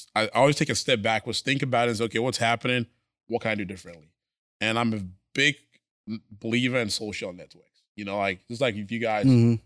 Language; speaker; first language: English; non-native, local second language; Akan